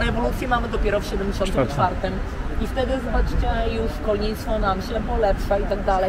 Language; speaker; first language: Polish; native; Polish